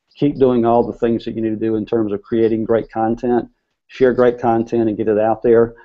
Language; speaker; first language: English; native; English